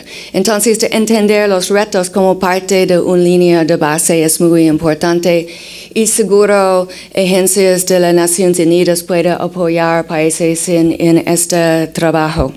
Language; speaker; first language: Spanish; non-native, fluent; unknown